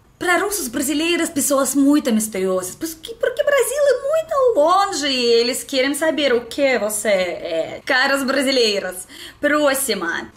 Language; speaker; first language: Portuguese; non-native, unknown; Russian